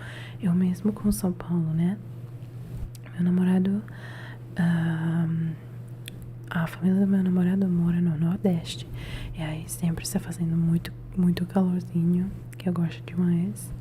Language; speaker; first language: Portuguese; non-native, learner; Italian